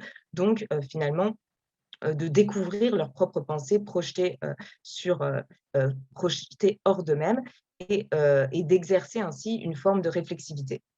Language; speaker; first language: French; native; French